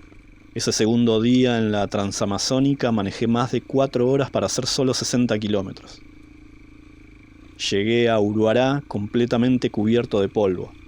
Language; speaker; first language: Spanish; native; Spanish